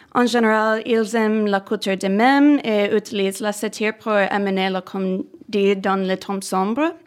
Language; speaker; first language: French; non-native, fluent; English